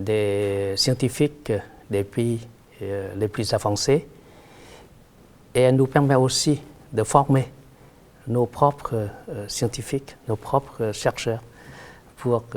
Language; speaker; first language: French; non-native, fluent; Vietnamese